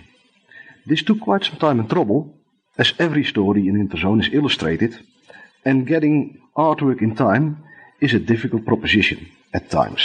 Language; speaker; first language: English; non-native, fluent; Dutch